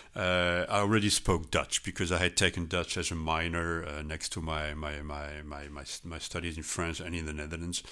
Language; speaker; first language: English; non-native, fluent; French